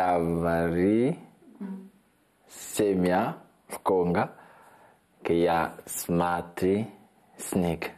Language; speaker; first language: Russian; non-native, learner; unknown